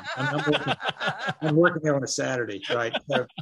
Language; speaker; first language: English; native; English